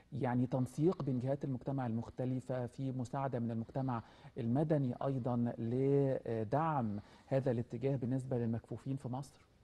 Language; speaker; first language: Arabic; native; Arabic